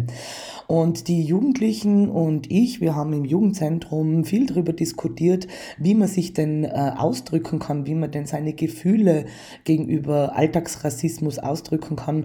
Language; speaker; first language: German; native; German